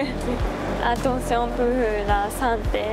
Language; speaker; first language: French; non-native, learner; Japanese